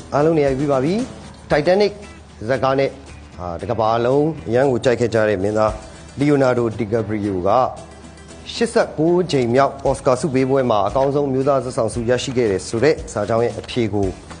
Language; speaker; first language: Burmese; native; Burmese